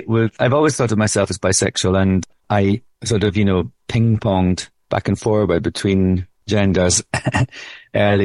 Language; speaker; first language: English; native; English